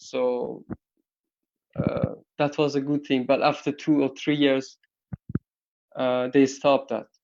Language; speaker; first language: English; non-native, learner; Persian